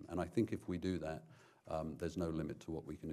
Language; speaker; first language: English; native; English